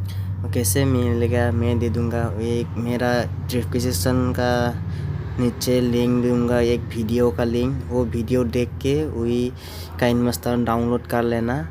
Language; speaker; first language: Hindi; non-native, local second language; Assamese